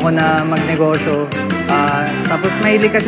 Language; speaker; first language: Filipino; native; Filipino